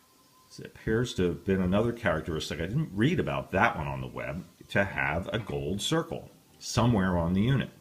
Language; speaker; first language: English; native; English